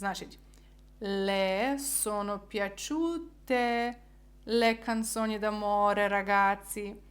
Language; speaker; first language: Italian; non-native, fluent; Ukrainian